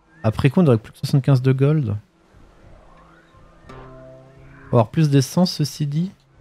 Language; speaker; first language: French; native; French